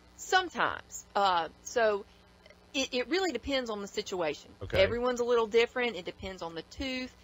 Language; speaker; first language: English; native; English